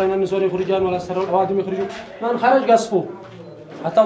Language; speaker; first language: Arabic; native; Arabic